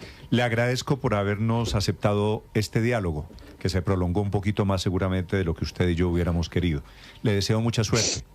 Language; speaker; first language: Spanish; native; Spanish